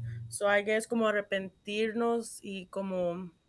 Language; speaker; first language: Spanish; early bilingual, heritage; Spanish